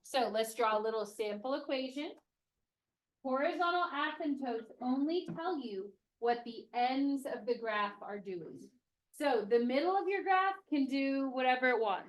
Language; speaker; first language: English; native; English